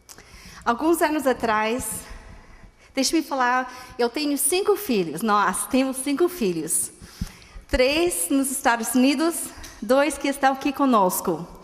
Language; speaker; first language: Portuguese; non-native, fluent; English